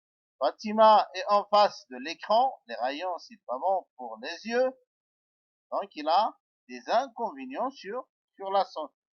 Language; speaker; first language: French; non-native, local second language; Arabic